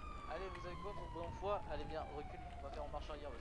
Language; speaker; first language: French; native; French